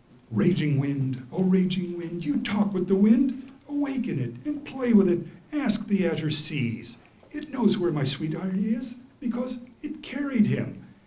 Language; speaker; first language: English; early bilingual, other home language; Ukrainian